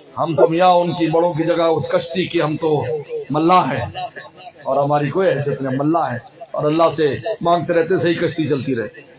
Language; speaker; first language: Urdu; non-native, local second language; Pashto